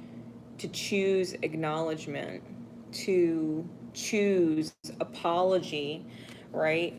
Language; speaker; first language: English; native; English